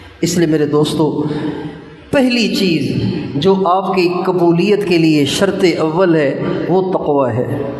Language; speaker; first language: Urdu; non-native, local second language; Sindhi